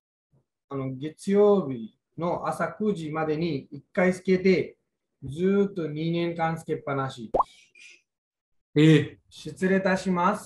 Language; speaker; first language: Japanese; non-native, fluent; Hindi